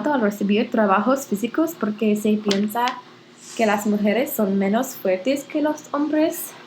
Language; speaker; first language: Spanish; non-native, learner; English